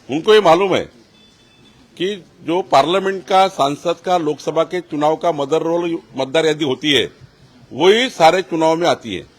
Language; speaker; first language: Hindi; non-native, local second language; Marathi